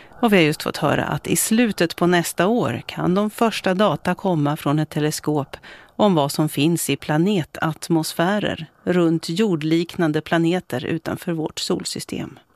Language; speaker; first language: Swedish; native; Swedish